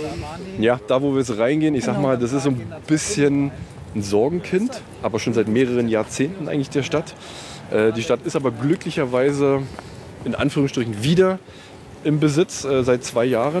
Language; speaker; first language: German; native; German